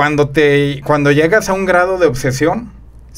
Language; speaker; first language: Spanish; native; Spanish